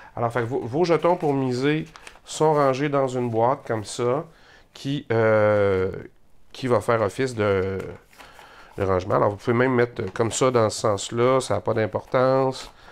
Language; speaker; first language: French; native; French